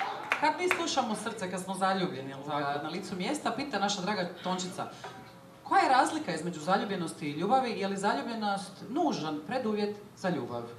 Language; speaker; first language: Croatian; native; Croatian